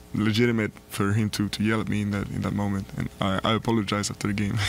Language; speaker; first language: English; non-native, fluent; French